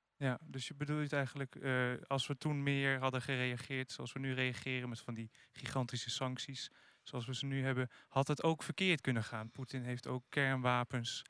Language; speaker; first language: Dutch; native; Dutch